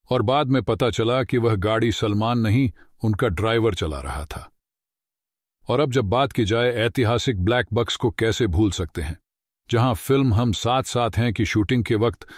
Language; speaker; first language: Hindi; native; Hindi